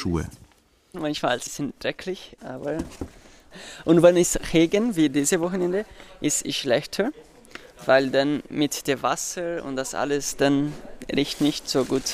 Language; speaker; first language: German; non-native, learner; Portuguese